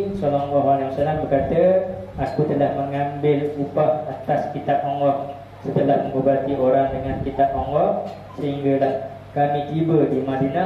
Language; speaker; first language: Malay; native; Malay